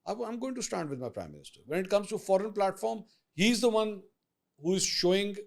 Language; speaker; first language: English; non-native, local second language; Urdu